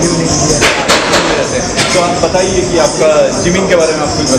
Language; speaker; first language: Hindi; native; Hindi